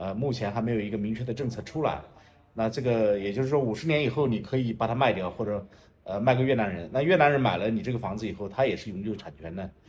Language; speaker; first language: Chinese; native; Chinese